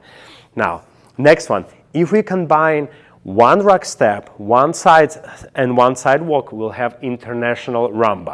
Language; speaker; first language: English; non-native, fluent; Russian